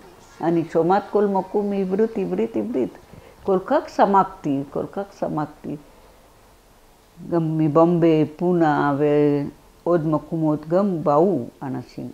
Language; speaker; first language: Hebrew; non-native, fluent; Marathi